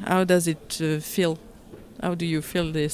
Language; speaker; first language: English; non-native, learner; French